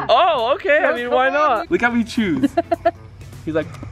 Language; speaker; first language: English; native; English